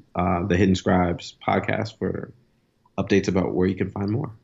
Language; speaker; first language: English; native; English